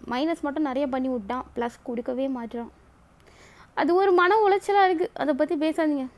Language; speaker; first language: Tamil; early bilingual, heritage; Tamil